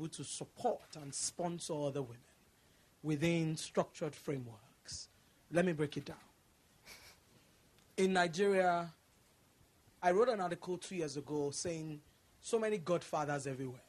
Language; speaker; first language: English; non-native, local second language; Yoruba